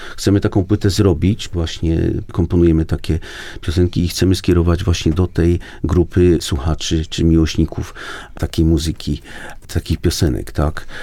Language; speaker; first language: Polish; native; Polish